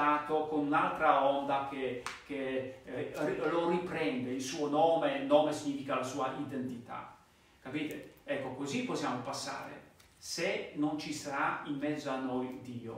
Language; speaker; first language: Italian; non-native, fluent; Polish